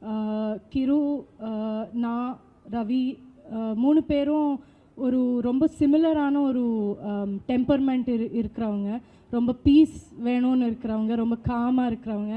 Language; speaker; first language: Tamil; non-native, local second language; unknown